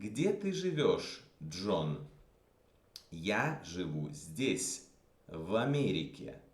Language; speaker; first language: Russian; non-native, fluent; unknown